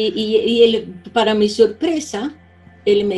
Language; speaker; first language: Spanish; non-native, fluent; Portuguese